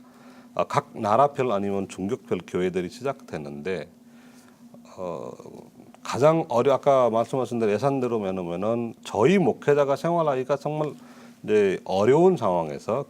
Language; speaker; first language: Korean; non-native, fluent; Nepali